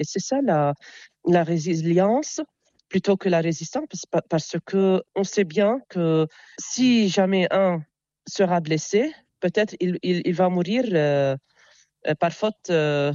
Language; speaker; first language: French; non-native, local second language; Arabic